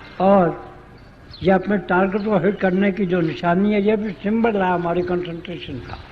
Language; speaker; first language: Urdu; non-native, local second language; Punjabi